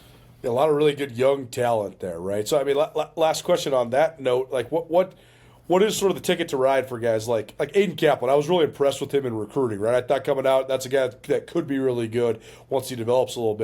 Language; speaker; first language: English; native; English